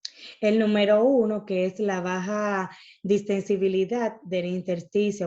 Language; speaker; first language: Spanish; native; Spanish